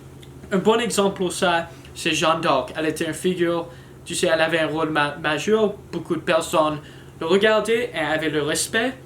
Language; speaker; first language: French; non-native, learner; English